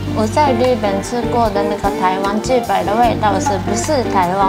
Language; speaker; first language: Chinese; non-native, fluent; Japanese